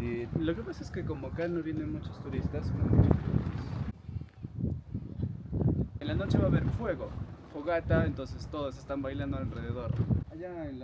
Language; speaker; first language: Spanish; native; Spanish